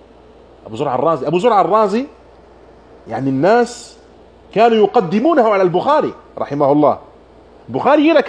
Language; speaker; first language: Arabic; non-native, fluent; German